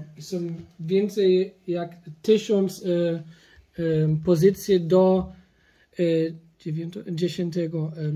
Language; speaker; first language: Polish; early bilingual, heritage; German